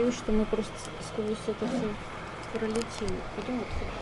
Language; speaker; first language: Russian; native; Russian